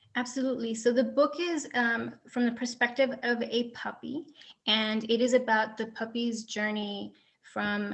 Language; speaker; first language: English; early bilingual, other home language; Spanish